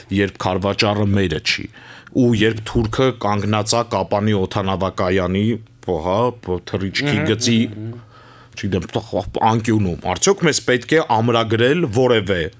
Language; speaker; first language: Armenian; native; Armenian